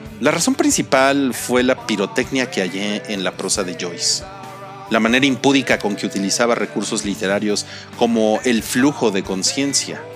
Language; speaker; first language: Spanish; native; Spanish